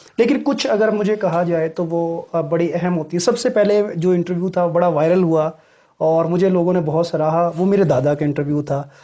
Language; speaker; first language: Urdu; non-native, local second language; Punjabi